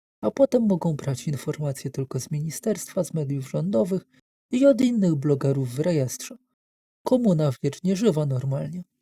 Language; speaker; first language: Polish; native; Polish